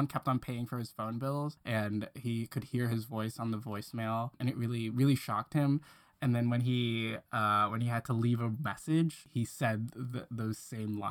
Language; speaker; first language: English; non-native, local second language; Cantonese